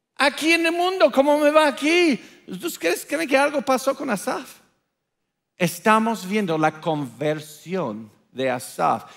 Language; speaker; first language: Spanish; non-native, fluent; English